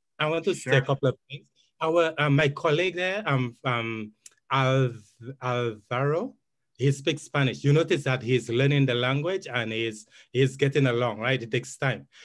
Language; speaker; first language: English; native; English